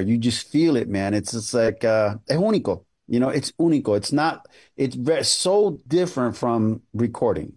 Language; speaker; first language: English; early bilingual, other home language; Spanish